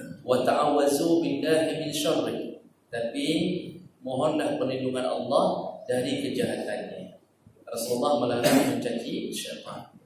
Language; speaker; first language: Malay; non-native, local second language; Achinese